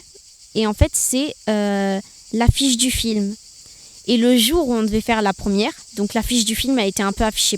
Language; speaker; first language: French; early bilingual, other home language; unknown